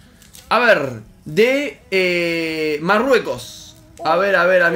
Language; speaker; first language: Spanish; native; Spanish